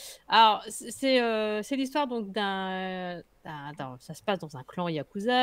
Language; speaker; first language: French; native; French